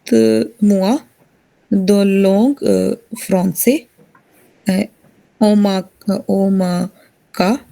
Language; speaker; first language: French; non-native, learner; Hindi